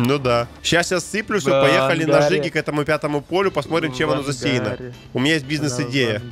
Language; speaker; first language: Russian; native; Russian